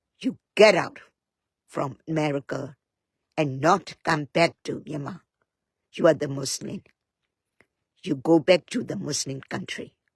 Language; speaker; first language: English; non-native, learner; Burmese